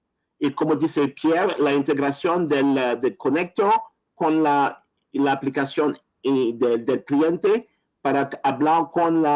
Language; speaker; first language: Spanish; non-native, learner; French